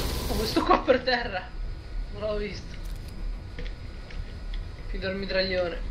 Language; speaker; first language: Italian; native; Italian